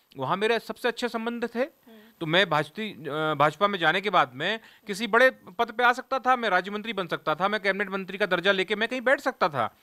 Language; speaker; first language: Hindi; native; Hindi